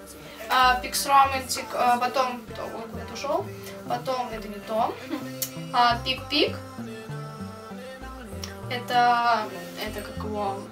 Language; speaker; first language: Russian; native; Russian